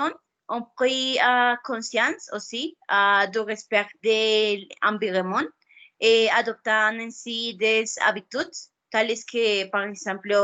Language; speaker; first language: French; non-native, learner; Spanish